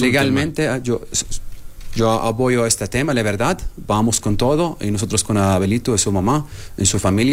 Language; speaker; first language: Spanish; non-native, learner; Arabic